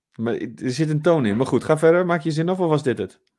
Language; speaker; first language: Dutch; native; Dutch